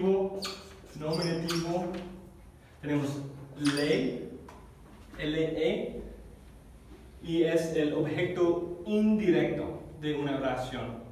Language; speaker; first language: Spanish; non-native, fluent; English